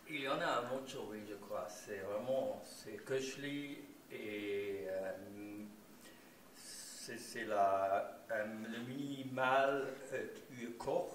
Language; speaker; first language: French; non-native, local second language; German